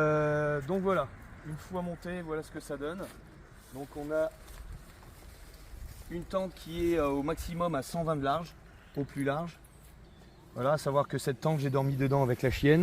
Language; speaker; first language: French; native; French